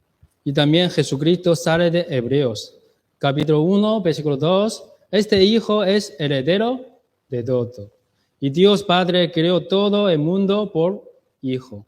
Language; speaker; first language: Spanish; non-native, learner; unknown